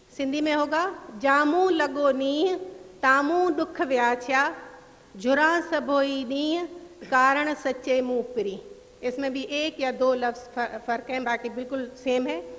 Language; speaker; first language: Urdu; non-native, local second language; Sindhi